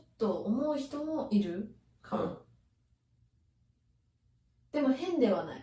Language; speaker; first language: Japanese; native; Japanese